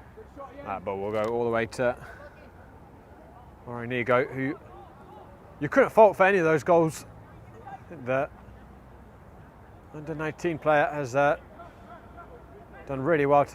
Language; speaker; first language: English; native; English